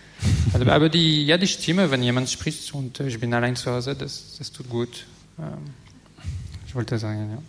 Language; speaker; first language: German; non-native, learner; French